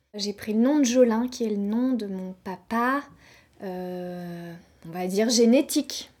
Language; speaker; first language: French; native; French